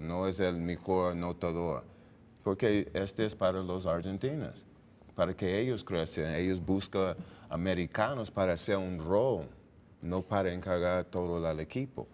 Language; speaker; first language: Spanish; non-native, learner; English